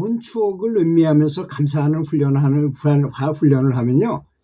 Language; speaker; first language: Korean; native; Korean